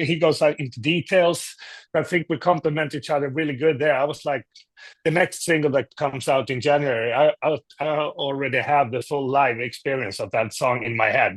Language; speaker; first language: English; non-native, fluent; Swedish